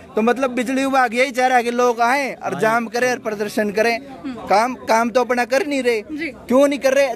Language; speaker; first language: Hindi; native; Hindi